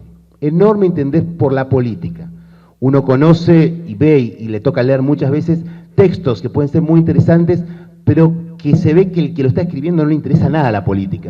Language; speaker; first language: Spanish; native; Spanish